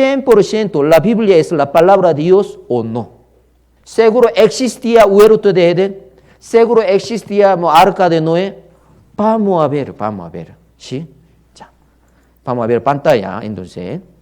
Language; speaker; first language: Spanish; non-native, learner; Korean